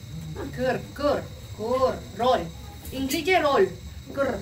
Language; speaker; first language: Turkish; non-native, learner; Filipino